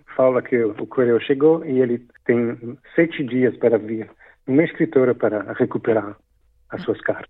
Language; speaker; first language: Portuguese; non-native, fluent; French